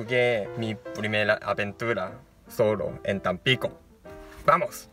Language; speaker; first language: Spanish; non-native, learner; Japanese